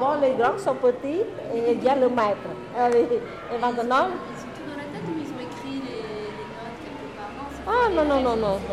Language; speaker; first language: French; non-native, learner; Khmer